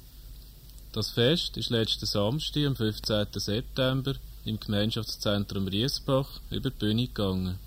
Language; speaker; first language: German; native; German